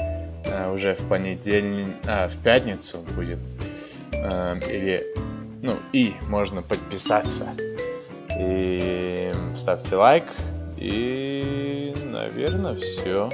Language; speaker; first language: Russian; non-native, fluent; English